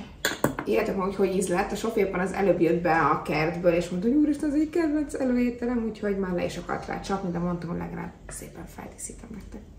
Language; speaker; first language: Hungarian; native; Hungarian